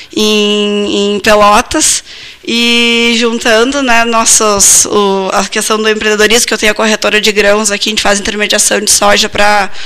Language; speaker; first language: Portuguese; native; Portuguese